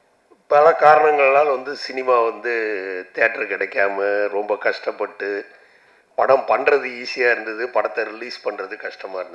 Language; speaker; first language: Tamil; native; Tamil